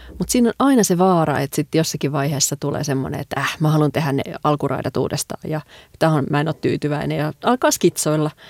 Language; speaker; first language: Finnish; native; Finnish